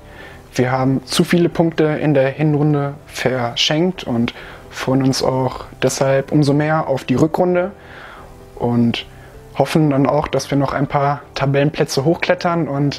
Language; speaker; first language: German; native; German